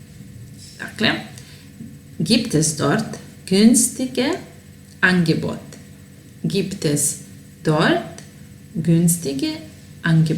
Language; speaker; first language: German; non-native, fluent; Serbian